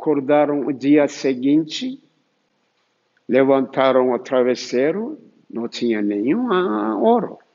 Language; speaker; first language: Portuguese; non-native, fluent; Turkish